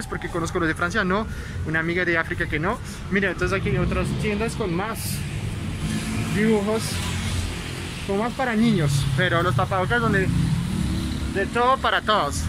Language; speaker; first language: Spanish; non-native, fluent; French